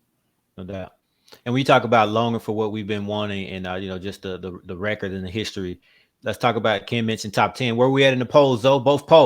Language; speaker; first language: English; native; English